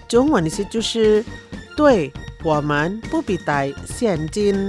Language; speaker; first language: Chinese; early bilingual, heritage; Chinese